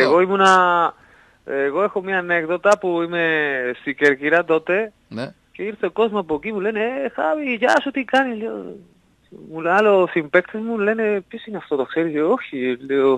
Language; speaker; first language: Greek; non-native, learner; Spanish